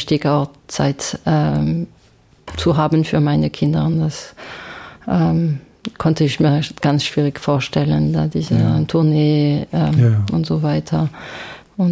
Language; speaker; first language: German; non-native, fluent; French